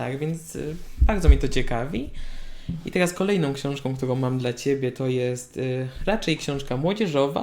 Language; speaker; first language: Polish; native; Polish